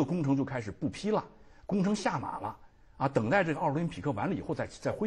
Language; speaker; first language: Chinese; native; Chinese